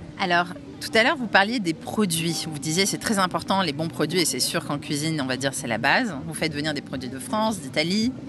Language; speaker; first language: French; native; French